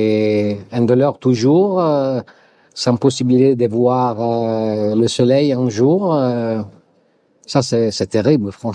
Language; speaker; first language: French; non-native, learner; Italian